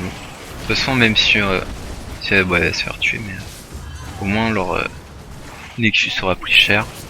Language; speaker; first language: French; native; French